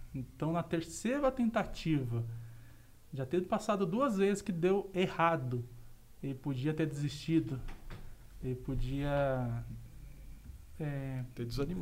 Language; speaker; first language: Portuguese; native; Portuguese